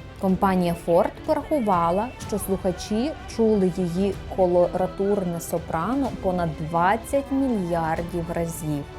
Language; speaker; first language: Ukrainian; native; Ukrainian